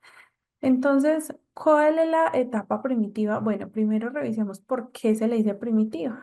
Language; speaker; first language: Spanish; native; Spanish